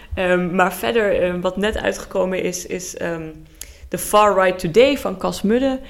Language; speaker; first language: Dutch; early bilingual, heritage; Dutch